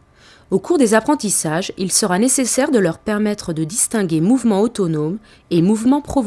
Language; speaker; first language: French; native; French